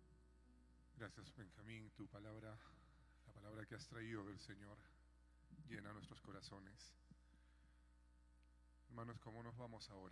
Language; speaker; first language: Spanish; native; Spanish